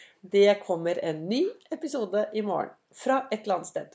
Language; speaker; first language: Norwegian; native; Norwegian